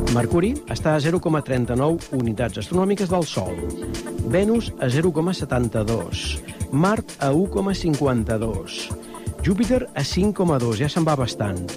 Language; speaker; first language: Catalan; native; Catalan